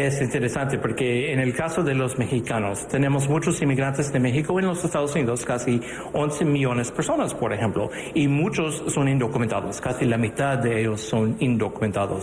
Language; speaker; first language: Spanish; early bilingual, other home language; English